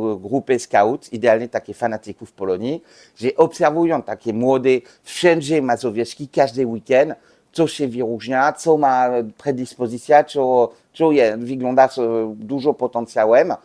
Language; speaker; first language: Polish; non-native, learner; French